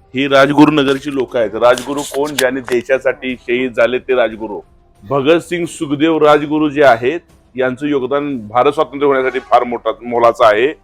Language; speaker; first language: Marathi; native; Marathi